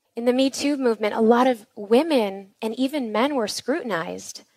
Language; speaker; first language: English; native; English